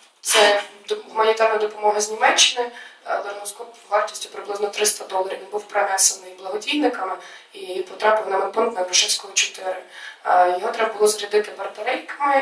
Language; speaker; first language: Ukrainian; native; Ukrainian